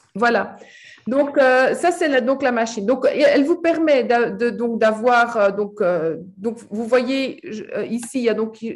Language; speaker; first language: French; native; French